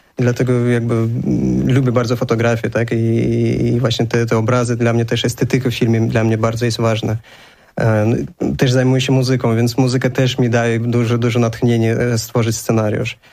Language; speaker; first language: Polish; non-native, fluent; Azerbaijani